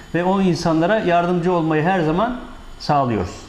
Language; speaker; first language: Turkish; native; Turkish